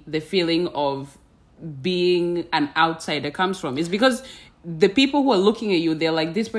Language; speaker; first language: English; non-native, local second language; Swahili